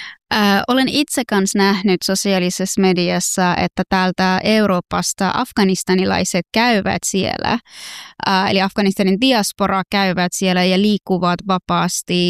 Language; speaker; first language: Finnish; early bilingual, other home language; Persian